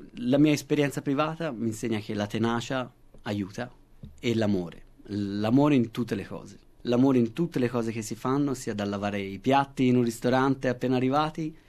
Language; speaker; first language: Italian; native; Italian